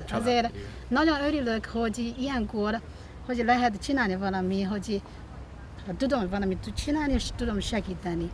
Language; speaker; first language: Hungarian; non-native, learner; Chinese